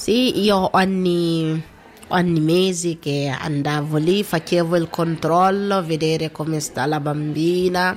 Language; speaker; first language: Italian; non-native, learner; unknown